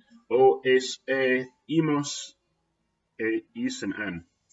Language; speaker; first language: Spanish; non-native, fluent; English